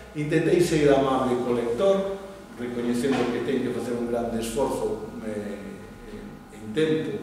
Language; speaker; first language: Spanish; non-native, local second language; Galician